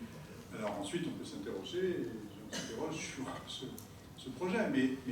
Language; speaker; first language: French; native; French